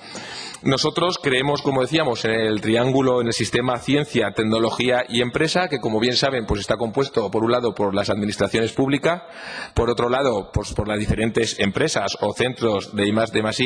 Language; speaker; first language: Spanish; native; Spanish